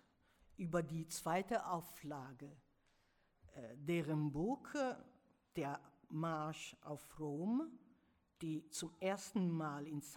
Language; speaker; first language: German; non-native, fluent; Italian